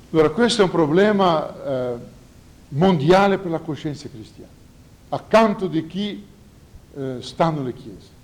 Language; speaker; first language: Italian; non-native, fluent; Portuguese